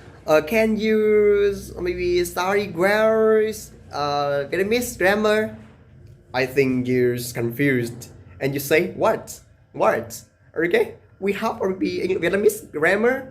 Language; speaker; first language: English; non-native, learner; Vietnamese